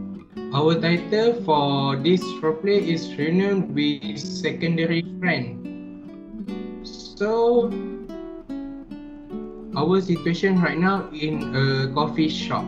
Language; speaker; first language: English; non-native, learner; Malay